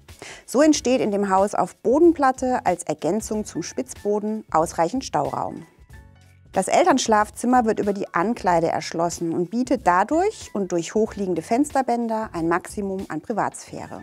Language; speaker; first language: German; native; German